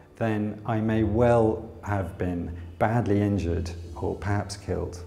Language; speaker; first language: English; native; English